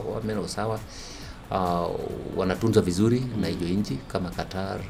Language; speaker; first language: Swahili; non-native, local second language; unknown